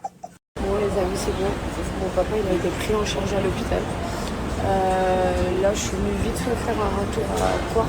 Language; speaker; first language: French; native; French